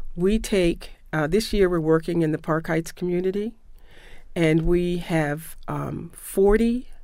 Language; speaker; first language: English; native; English